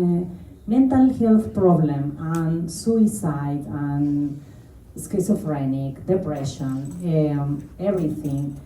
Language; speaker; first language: English; non-native, learner; Spanish